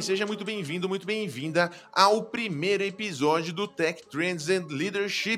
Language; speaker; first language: Portuguese; native; Portuguese